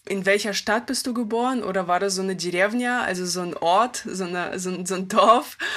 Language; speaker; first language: German; early bilingual, other home language; Russian